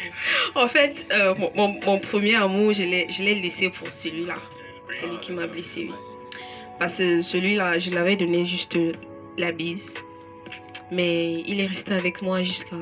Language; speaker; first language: French; non-native, local second language; English